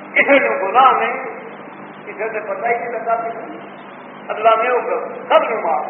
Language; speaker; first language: Urdu; non-native, local second language; Punjabi